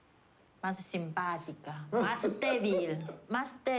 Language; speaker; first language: Spanish; non-native, fluent; Chinese